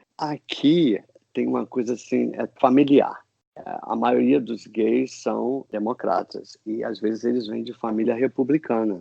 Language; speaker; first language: Portuguese; non-native, fluent; English